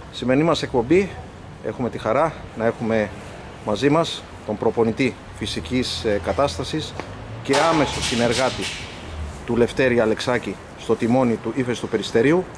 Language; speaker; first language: Greek; native; Greek